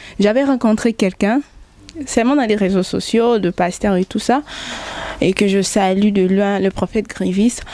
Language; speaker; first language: French; non-native, local second language; Lingala